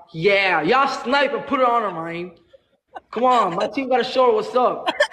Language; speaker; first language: English; early bilingual, other home language; Spanish